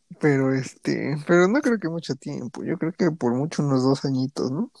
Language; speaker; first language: Spanish; native; Spanish